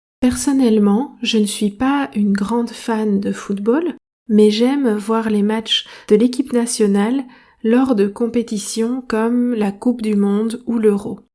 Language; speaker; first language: French; native; French